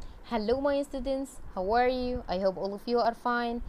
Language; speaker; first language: English; non-native, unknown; Arabic